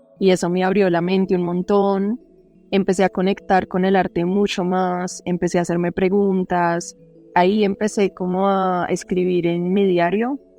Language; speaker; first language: Spanish; native; Spanish